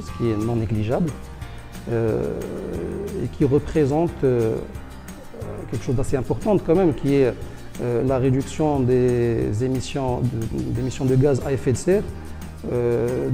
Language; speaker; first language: French; non-native, local second language; Arabic